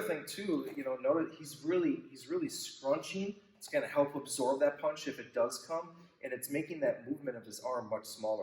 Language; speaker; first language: English; native; English